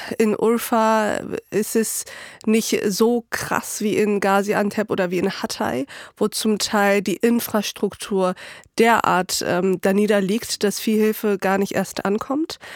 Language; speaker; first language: German; early bilingual, other home language; Turkish